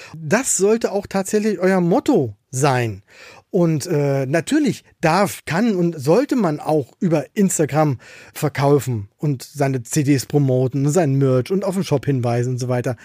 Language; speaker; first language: German; native; German